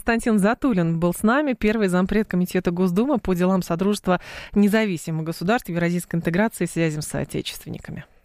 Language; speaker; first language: Russian; native; Russian